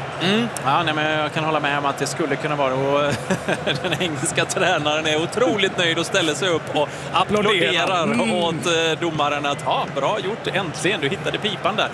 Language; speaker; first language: Swedish; native; Swedish